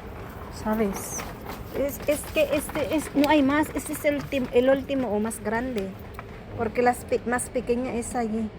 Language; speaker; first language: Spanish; non-native, learner; Filipino